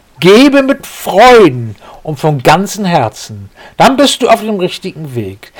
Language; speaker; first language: German; native; German